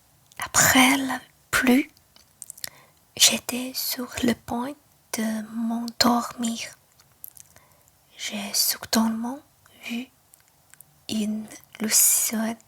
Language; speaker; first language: French; non-native, learner; Chinese